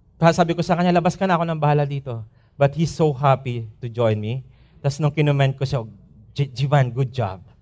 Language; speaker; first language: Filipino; native; Filipino